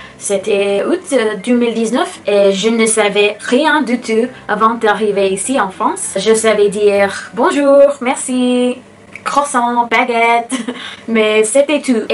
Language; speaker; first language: French; non-native, learner; English